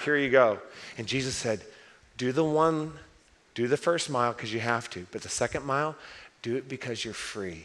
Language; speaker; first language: English; native; English